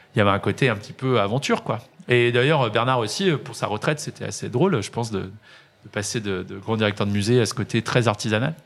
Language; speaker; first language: French; native; French